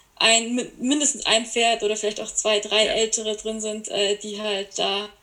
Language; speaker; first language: German; native; German